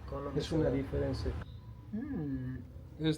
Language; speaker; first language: Spanish; non-native, learner; Portuguese